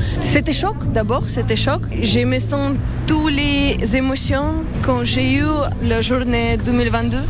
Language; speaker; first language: French; non-native, learner; Ukrainian